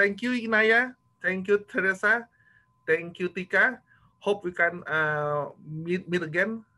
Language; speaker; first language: English; non-native, fluent; Indonesian